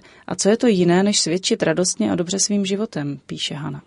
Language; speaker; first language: Czech; native; Czech